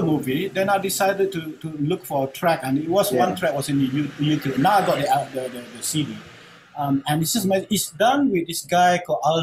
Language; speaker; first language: English; non-native, local second language; Malay